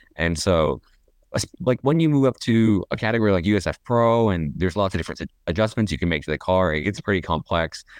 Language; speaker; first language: English; native; English